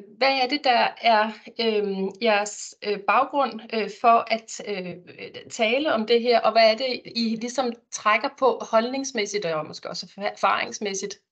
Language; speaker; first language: Danish; native; Danish